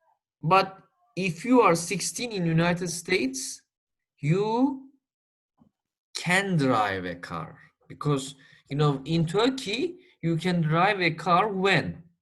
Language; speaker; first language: English; non-native, fluent; Turkish